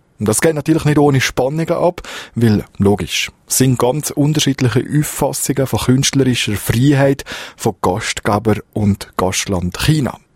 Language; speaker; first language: German; native; German